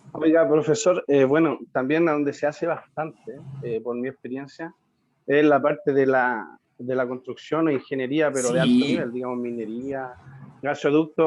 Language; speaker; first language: Spanish; native; Spanish